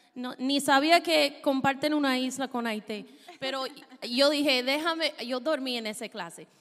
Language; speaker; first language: Spanish; non-native, fluent; English